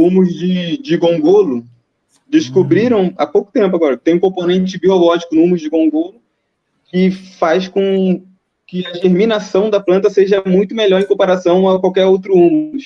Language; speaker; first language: Portuguese; native; Portuguese